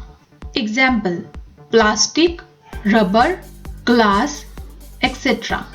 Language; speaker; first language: English; non-native, local second language; Marathi